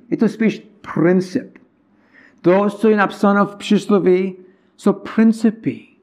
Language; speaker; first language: Czech; non-native, learner; English